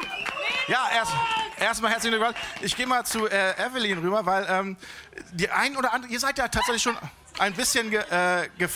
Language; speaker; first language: German; native; German